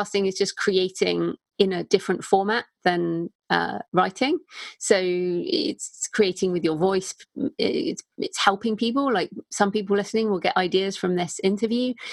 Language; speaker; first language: English; native; English